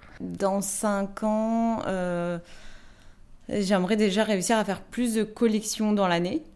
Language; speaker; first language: French; native; French